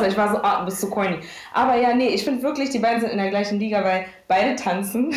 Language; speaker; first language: German; early bilingual, other home language; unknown